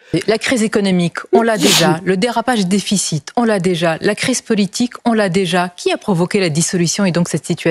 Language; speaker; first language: French; native; French